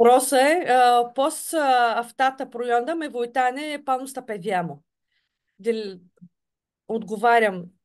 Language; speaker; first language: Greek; non-native, fluent; Bulgarian